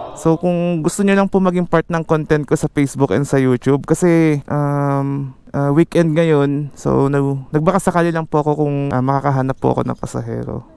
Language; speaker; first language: Filipino; native; Filipino